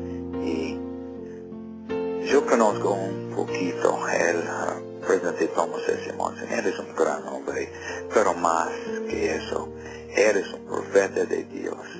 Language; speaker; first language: Spanish; non-native, fluent; English